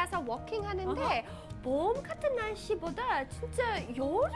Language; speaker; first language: Korean; non-native, fluent; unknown